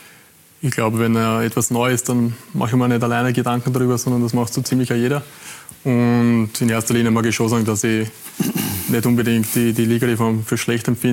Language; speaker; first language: German; native; German